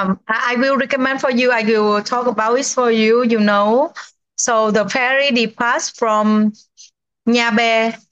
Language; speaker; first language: English; non-native, learner; Vietnamese